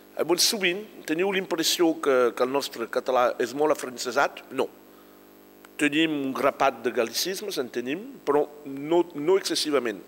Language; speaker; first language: Catalan; non-native, local second language; French